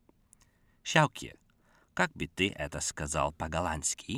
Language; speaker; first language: Russian; non-native, fluent; Dutch